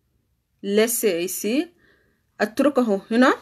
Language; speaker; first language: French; non-native, learner; Arabic